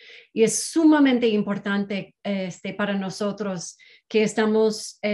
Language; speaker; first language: Spanish; non-native, fluent; English